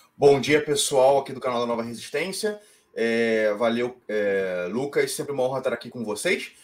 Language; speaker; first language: Portuguese; native; Portuguese